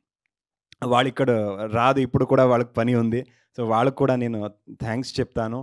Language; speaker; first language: Telugu; non-native, learner; Kannada